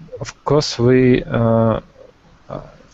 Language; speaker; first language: English; non-native, learner; Russian